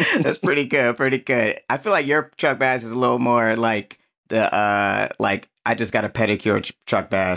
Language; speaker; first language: English; native; English